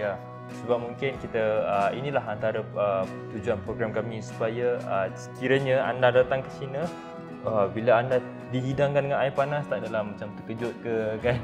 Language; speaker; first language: Malay; native; Malay